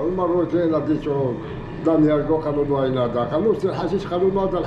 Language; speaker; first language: Spanish; non-native, learner; Arabic